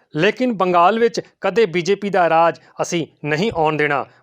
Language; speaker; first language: Hindi; non-native, local second language; Punjabi